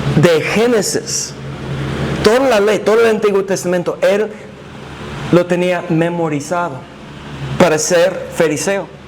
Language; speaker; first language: Spanish; non-native, fluent; English